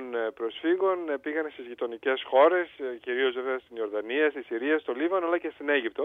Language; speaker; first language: Greek; early bilingual, heritage; Greek